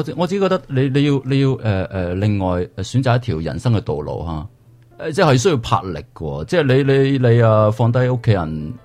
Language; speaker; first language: Cantonese; native; Cantonese